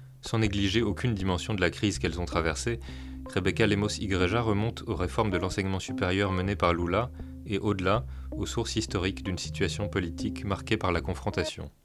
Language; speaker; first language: French; native; French